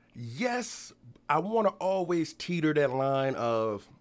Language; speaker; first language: English; native; English